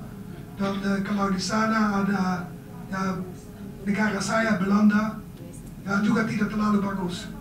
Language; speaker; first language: Indonesian; non-native, fluent; Dutch